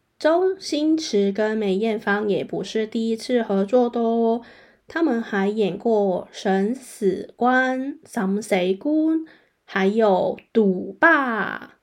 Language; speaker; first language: Chinese; non-native, local second language; Cantonese